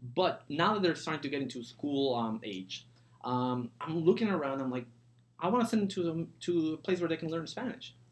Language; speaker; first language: English; early bilingual, other home language; Spanish